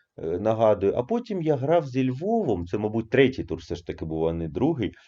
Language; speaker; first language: Ukrainian; native; Ukrainian